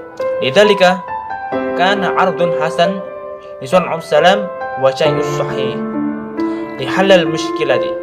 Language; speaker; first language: Arabic; non-native, learner; Indonesian